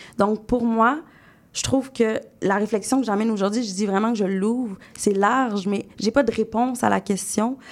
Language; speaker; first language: French; native; French